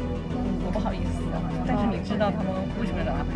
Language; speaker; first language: Chinese; native; Chinese